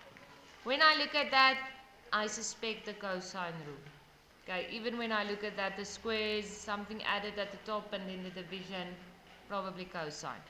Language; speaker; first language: English; non-native, local second language; Afrikaans